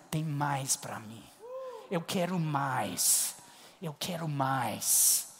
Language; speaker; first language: Portuguese; non-native, fluent; English